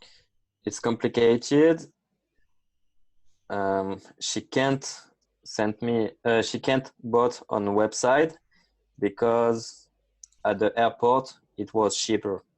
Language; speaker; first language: English; non-native, learner; French